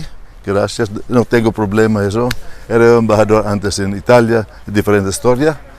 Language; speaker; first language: Spanish; non-native, fluent; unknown